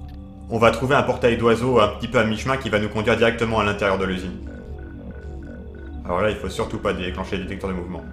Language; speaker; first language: French; native; French